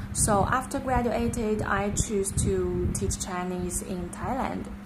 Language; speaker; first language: English; non-native, fluent; Chinese